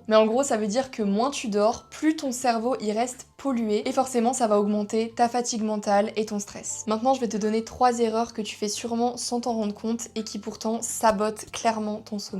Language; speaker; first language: French; native; French